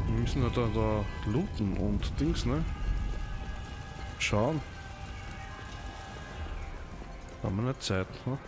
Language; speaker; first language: German; native; German